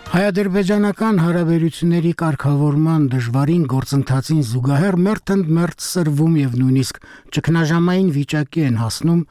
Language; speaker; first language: Armenian; native; Armenian